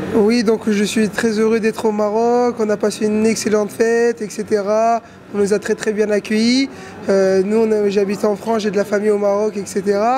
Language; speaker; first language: French; native; French